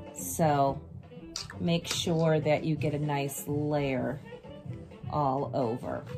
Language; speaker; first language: English; native; English